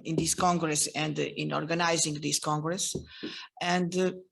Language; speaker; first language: English; non-native, fluent; Portuguese